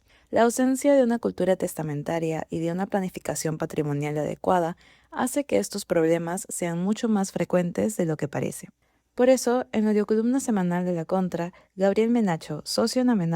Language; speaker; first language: Spanish; native; Spanish